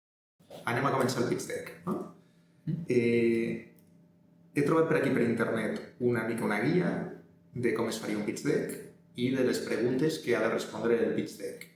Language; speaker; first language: Catalan; native; Catalan